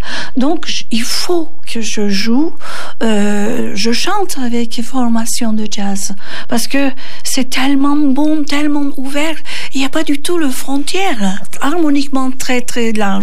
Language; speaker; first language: French; non-native, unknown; Turkish